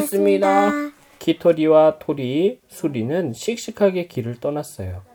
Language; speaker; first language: Korean; native; Korean